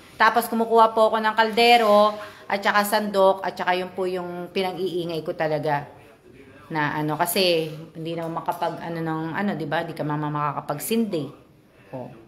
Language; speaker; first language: Filipino; native; Filipino